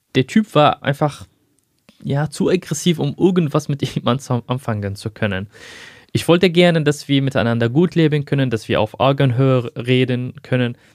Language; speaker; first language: German; non-native, fluent; Arabic